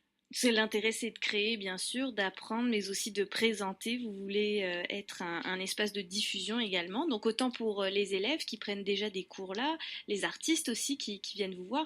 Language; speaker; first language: French; native; French